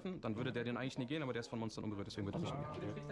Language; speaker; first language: German; native; German